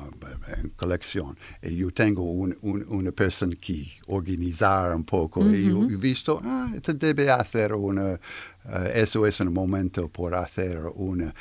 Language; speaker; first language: Spanish; non-native, learner; French